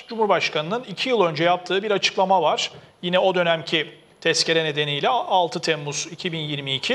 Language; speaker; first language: Turkish; native; Turkish